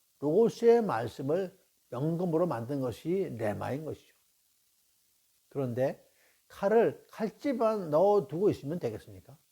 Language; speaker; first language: Korean; native; Korean